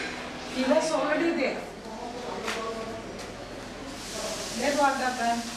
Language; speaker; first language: English; non-native, local second language; Hindi